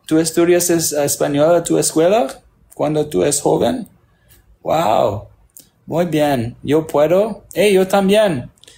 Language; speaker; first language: Spanish; non-native, learner; English